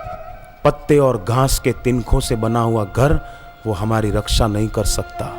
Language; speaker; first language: Hindi; native; Hindi